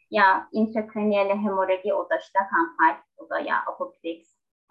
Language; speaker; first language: German; non-native, learner; Turkish